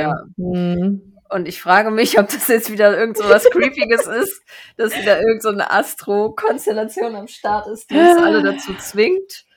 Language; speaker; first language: German; native; German